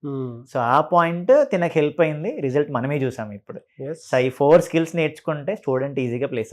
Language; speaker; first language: Telugu; native; Telugu